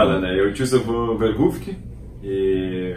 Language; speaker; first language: Russian; non-native, learner; Portuguese